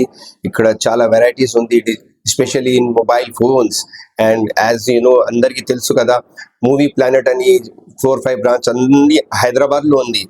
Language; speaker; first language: Telugu; non-native, local second language; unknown